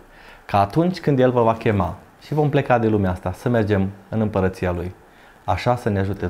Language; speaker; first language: Romanian; native; Romanian